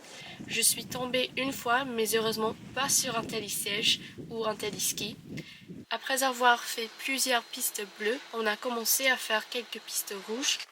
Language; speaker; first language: French; non-native, fluent; English